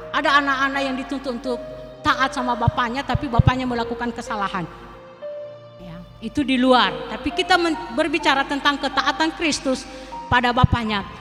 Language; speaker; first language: Indonesian; non-native, local second language; Nias